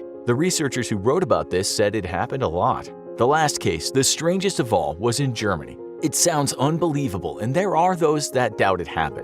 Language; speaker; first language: English; native; English